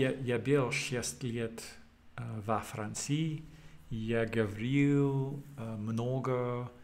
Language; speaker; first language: Russian; non-native, learner; English